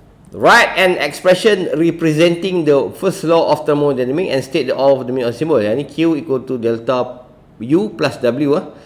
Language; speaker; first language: English; non-native, local second language; Malay